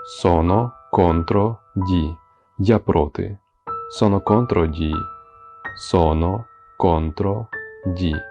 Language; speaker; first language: Italian; non-native, fluent; Ukrainian